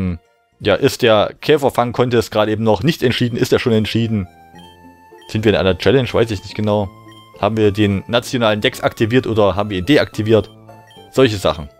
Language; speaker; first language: German; native; German